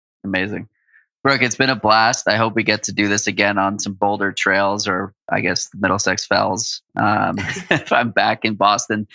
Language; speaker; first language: English; native; English